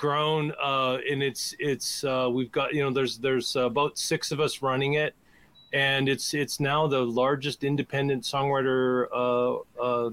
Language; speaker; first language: English; native; English